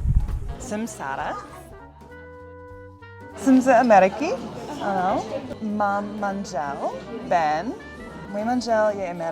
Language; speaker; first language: Czech; non-native, learner; English